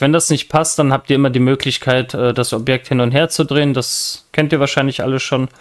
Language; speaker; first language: German; native; German